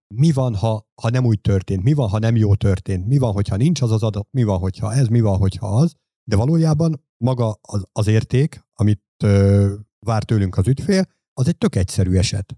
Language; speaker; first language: Hungarian; native; Hungarian